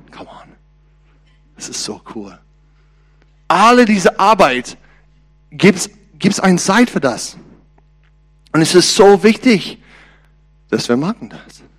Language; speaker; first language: German; non-native, learner; English